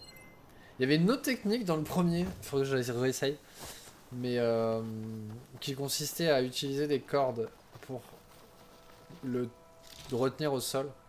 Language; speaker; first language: French; native; French